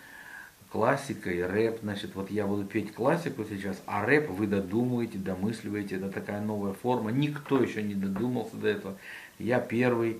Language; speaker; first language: Russian; native; Russian